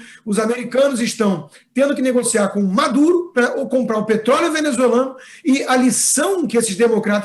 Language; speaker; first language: Portuguese; native; Portuguese